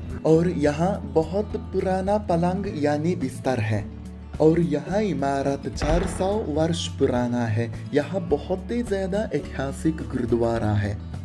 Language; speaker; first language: Hindi; non-native, fluent; Japanese